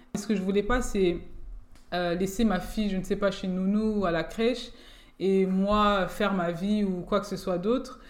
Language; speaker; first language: French; native; French